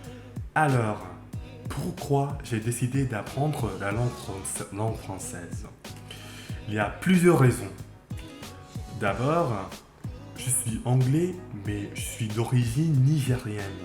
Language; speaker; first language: French; non-native, fluent; English